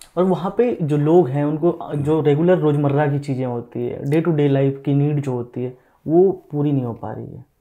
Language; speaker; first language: Hindi; native; Hindi